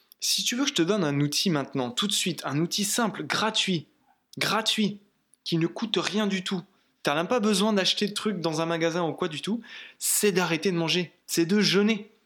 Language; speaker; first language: French; native; French